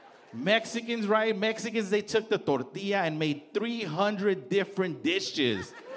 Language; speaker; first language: English; early bilingual, other home language; Spanish